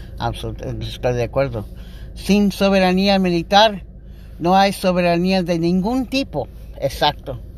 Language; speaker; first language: Spanish; non-native, learner; English